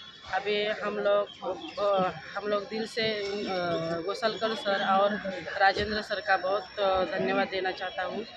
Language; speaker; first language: Hindi; non-native, local second language; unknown